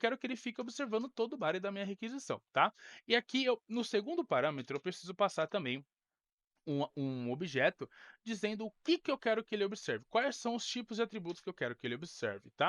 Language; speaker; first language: Portuguese; native; Portuguese